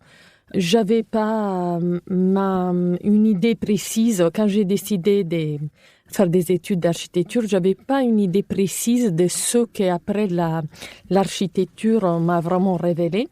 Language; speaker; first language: French; non-native, fluent; Italian